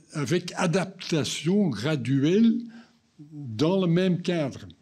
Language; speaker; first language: French; non-native, fluent; Dutch